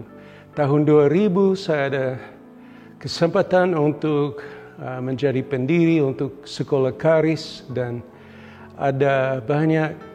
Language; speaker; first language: Indonesian; non-native, local second language; English